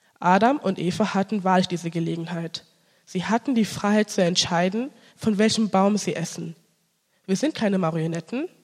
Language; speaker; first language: German; early bilingual, other home language; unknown